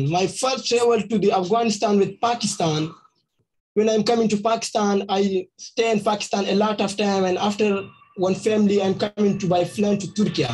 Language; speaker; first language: English; non-native, learner; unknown